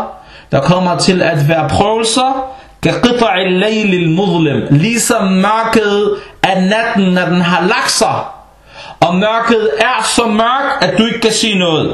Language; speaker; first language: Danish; non-native, fluent; Arabic